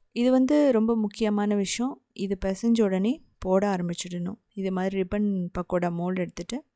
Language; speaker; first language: Tamil; native; Tamil